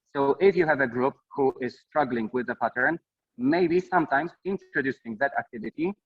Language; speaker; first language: English; non-native, fluent; Polish